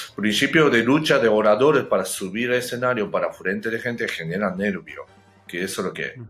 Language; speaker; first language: Spanish; non-native, fluent; Japanese